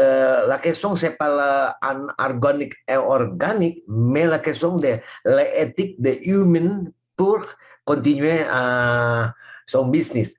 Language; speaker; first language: French; non-native, fluent; Indonesian